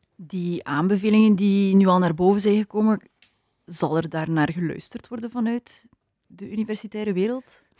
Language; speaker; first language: Dutch; native; Dutch